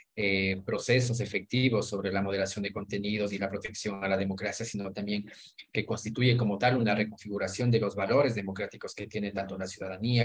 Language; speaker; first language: Spanish; native; Spanish